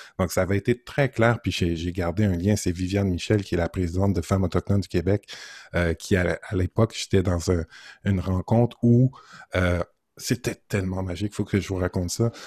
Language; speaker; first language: French; native; French